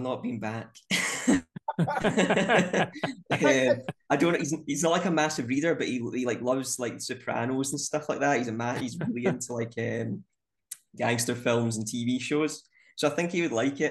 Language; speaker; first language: English; native; English